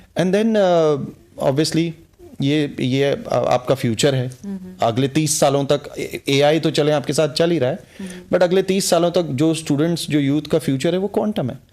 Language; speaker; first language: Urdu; early bilingual, heritage; Urdu